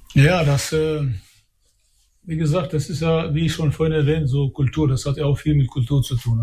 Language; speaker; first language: German; early bilingual, other home language; Albanian